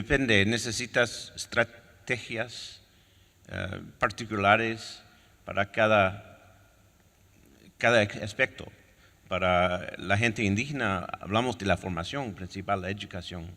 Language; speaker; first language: Spanish; non-native, fluent; French